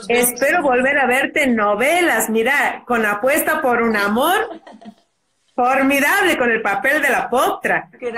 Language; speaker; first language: Spanish; native; Spanish